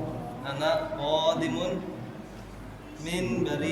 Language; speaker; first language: Arabic; non-native, learner; Indonesian